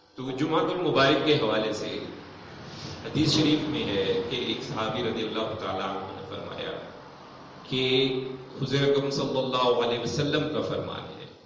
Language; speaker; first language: Urdu; non-native, local second language; Punjabi